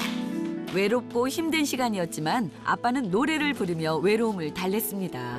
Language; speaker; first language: Korean; native; Korean